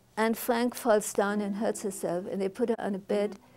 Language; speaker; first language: English; non-native, fluent; German